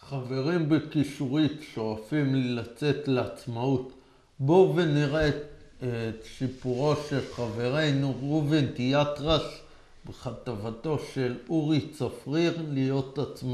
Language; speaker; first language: Hebrew; native; Hebrew